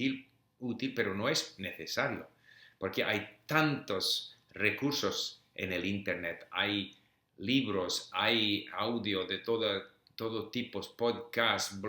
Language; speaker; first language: Spanish; non-native, fluent; English